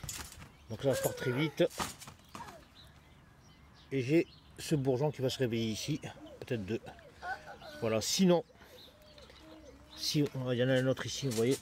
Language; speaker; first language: French; native; French